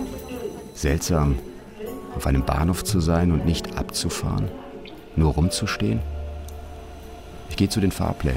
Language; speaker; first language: German; native; German